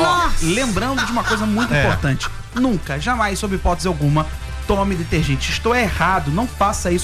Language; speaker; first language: Portuguese; native; Portuguese